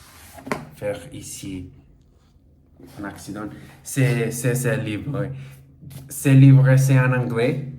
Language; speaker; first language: French; non-native, learner; Portuguese